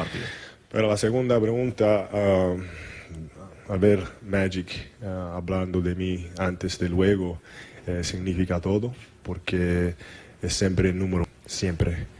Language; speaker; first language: Spanish; non-native, learner; English